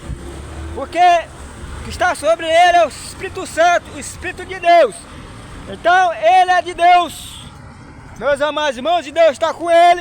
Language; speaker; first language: Portuguese; native; Portuguese